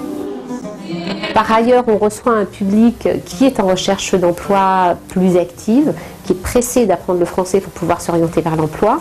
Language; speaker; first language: French; native; French